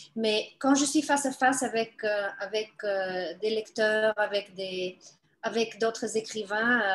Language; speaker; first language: French; non-native, fluent; Bulgarian